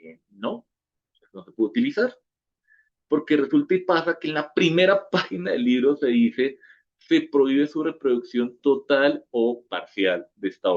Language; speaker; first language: Spanish; native; Spanish